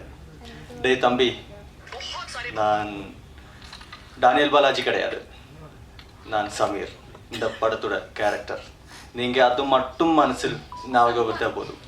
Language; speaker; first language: Tamil; non-native, learner; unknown